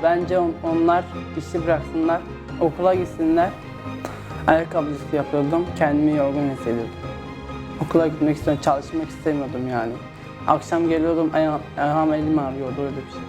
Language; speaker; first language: Turkish; early bilingual, other home language; Arabic